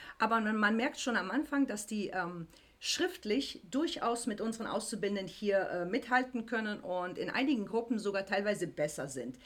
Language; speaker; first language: German; native; German